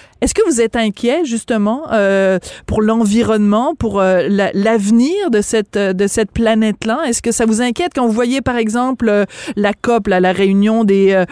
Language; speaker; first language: French; native; French